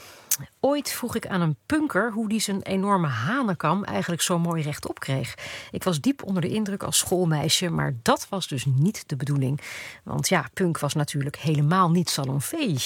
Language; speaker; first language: Dutch; native; Dutch